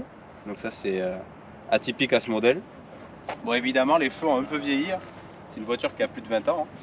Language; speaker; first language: French; native; French